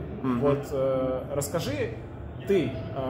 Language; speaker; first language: Russian; native; Russian